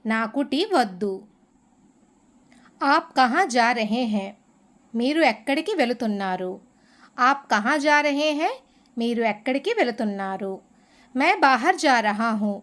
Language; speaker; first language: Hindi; non-native, local second language; Telugu